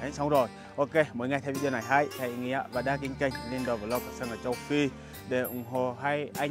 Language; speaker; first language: Vietnamese; non-native, learner; Portuguese